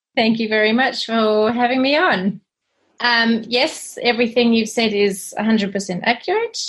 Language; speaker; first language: English; native; English